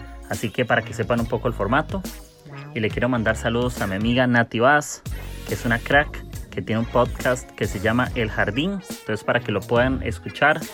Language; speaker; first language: Spanish; native; Spanish